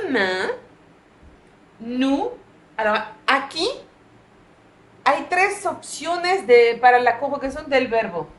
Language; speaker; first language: Spanish; non-native, fluent; French